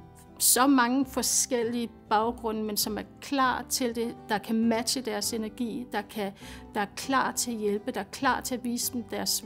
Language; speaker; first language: Danish; native; Danish